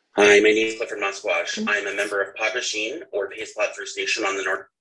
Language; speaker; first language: English; native; English